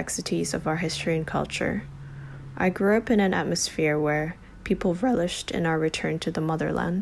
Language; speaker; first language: English; non-native, local second language; Cantonese